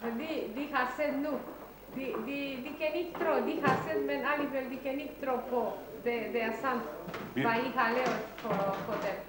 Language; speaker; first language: Danish; non-native, learner; Romanian